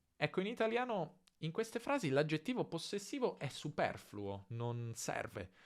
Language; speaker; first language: Italian; native; Italian